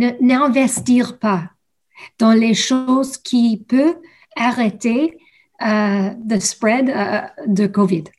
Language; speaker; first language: French; non-native, learner; English